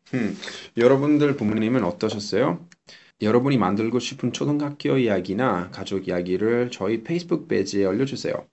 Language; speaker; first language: Korean; non-native, fluent; English